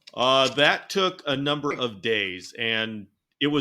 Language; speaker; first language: English; native; English